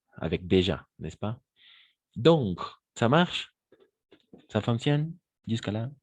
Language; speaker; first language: French; non-native, fluent; Spanish